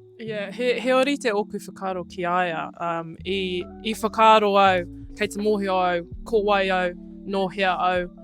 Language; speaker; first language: Māori; non-native, local second language; English